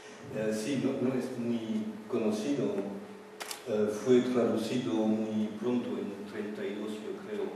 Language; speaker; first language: Spanish; non-native, fluent; French